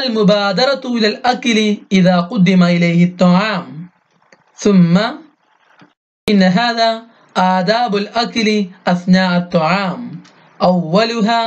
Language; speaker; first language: Arabic; non-native, fluent; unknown